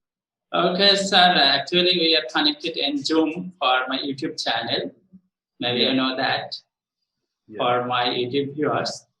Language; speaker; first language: English; non-native, learner; Bangla